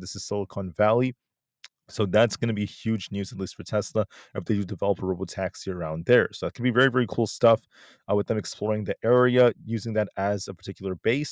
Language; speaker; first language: English; native; English